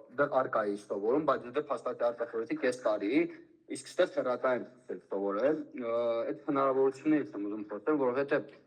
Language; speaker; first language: Armenian; native; Armenian